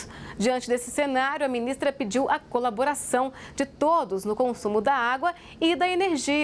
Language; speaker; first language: Portuguese; native; Portuguese